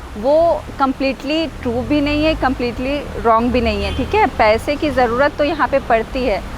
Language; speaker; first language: Hindi; native; Hindi